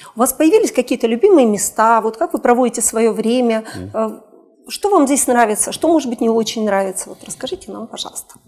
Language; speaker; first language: Russian; native; Russian